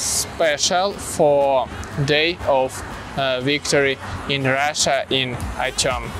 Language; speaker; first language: English; non-native, learner; Russian